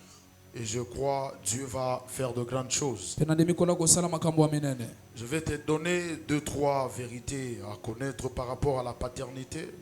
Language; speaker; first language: French; non-native, local second language; Lingala